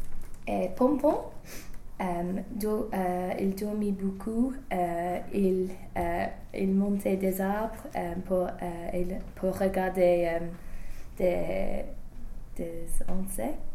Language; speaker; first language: French; non-native, learner; English